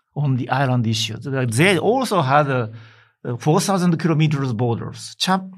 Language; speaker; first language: English; non-native, learner; Japanese